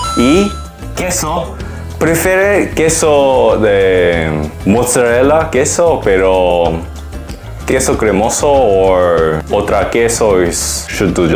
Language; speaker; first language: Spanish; non-native, learner; Korean